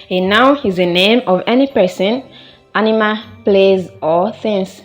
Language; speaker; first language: English; non-native, local second language; Yoruba